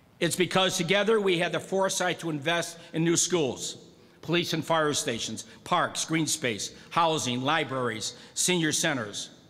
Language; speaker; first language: English; native; English